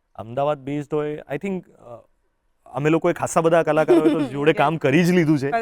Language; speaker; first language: Gujarati; native; Gujarati